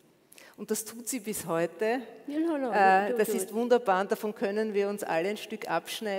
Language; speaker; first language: German; native; German